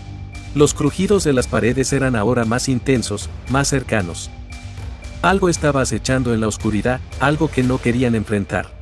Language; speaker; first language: Spanish; native; Spanish